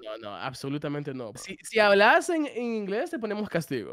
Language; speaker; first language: Spanish; native; Spanish